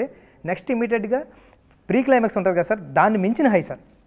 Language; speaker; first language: Telugu; native; Telugu